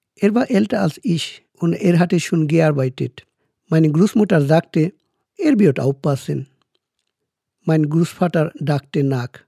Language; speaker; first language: German; non-native, fluent; Bangla